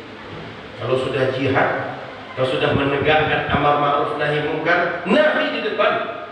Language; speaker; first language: Indonesian; non-native, local second language; Malay